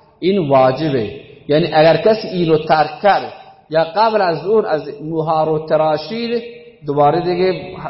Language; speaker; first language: Persian; non-native, local second language; Baluchi